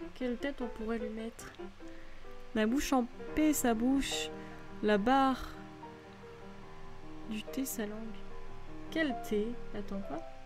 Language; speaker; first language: French; native; French